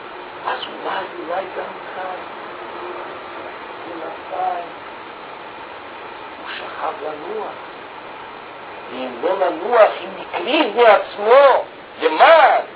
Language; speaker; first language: Hebrew; non-native, fluent; Russian